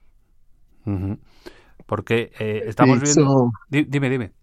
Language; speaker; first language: Spanish; native; Spanish